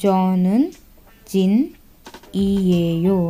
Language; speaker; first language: Korean; non-native, learner; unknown